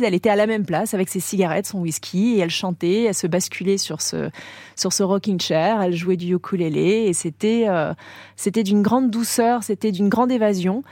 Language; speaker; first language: French; native; French